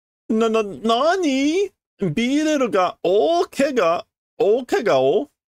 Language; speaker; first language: Japanese; non-native, learner; English